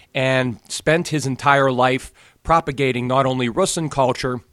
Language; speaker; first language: English; native; English